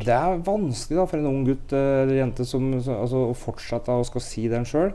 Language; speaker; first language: Norwegian; native; Norwegian